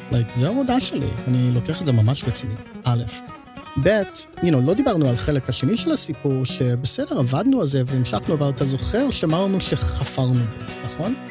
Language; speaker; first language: Hebrew; early bilingual, heritage; Hebrew